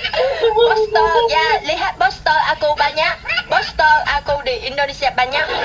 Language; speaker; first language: Indonesian; non-native, learner; Vietnamese